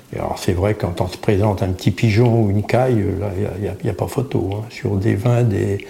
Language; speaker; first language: French; native; French